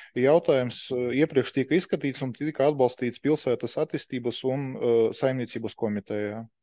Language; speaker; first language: Latvian; non-native, local second language; Russian